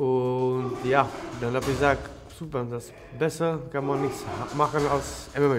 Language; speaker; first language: German; non-native, learner; Czech